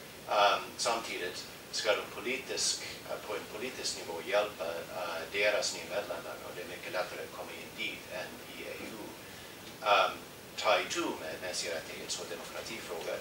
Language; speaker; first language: Swedish; non-native, fluent; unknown